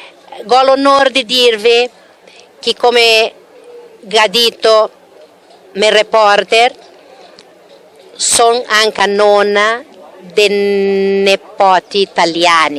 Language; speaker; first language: Italian; early bilingual, heritage; Italian